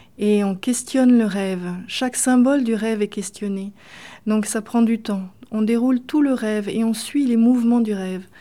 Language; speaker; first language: French; native; French